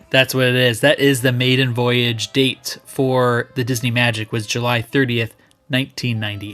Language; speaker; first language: English; native; English